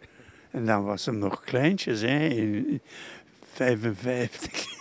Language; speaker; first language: Dutch; non-native, local second language; French